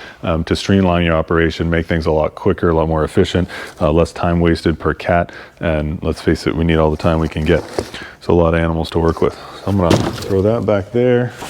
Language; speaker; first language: English; native; English